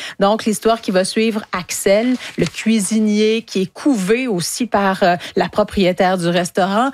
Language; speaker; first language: French; native; French